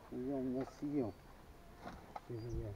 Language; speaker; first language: Russian; native; Russian